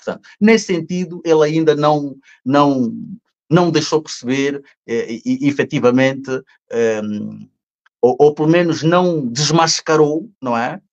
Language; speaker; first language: Portuguese; native; Portuguese